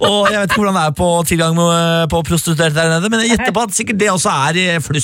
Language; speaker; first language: Norwegian; native; Norwegian